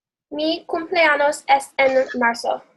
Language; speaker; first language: Spanish; non-native, learner; English